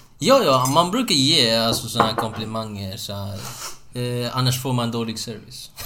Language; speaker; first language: Swedish; non-native, fluent; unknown